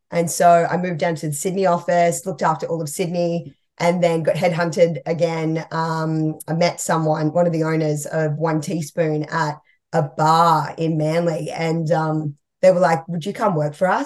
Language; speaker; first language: English; native; English